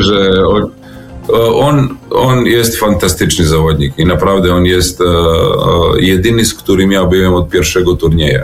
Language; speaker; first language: Polish; non-native, learner; Serbian